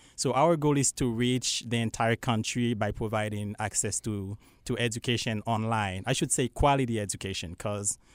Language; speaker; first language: English; non-native, fluent; Haitian Creole